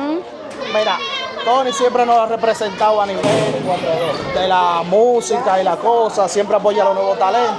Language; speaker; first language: Spanish; native; Spanish